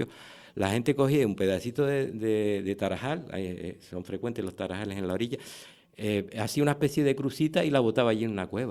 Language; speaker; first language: Spanish; native; Spanish